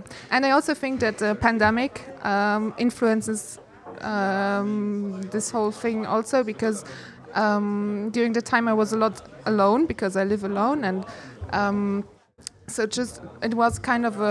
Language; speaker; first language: English; non-native, fluent; Luxembourgish